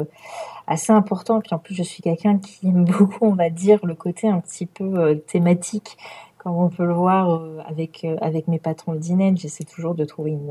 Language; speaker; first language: French; native; French